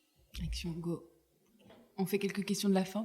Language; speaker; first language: French; native; French